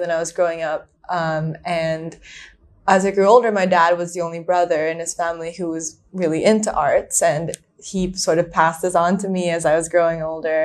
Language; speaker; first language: English; non-native, local second language; Filipino